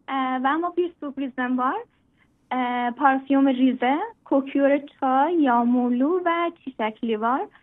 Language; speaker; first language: Turkish; non-native, learner; Persian